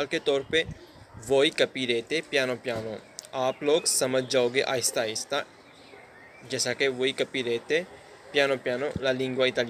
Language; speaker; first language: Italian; non-native, fluent; Urdu